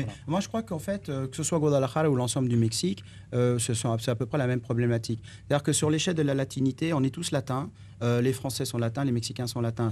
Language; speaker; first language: French; native; French